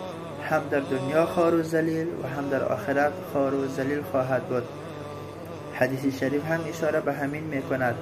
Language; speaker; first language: Persian; native; Persian